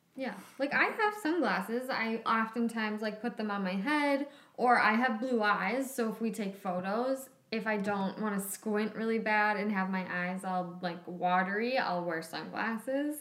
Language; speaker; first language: English; native; English